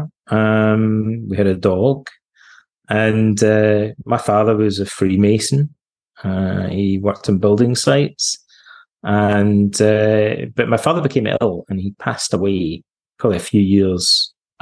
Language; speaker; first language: English; native; English